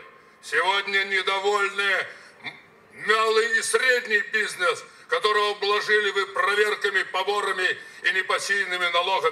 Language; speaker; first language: Russian; native; Russian